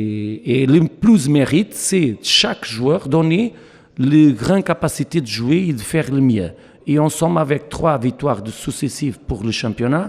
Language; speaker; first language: French; non-native, learner; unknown